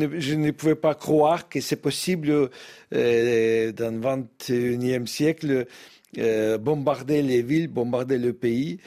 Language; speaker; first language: French; non-native, fluent; Russian